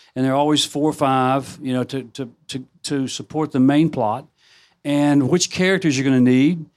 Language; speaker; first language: English; native; English